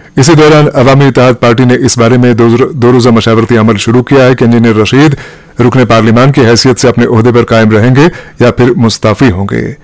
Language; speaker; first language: Urdu; non-native, local second language; Kashmiri